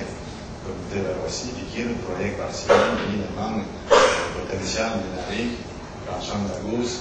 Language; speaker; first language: Indonesian; non-native, learner; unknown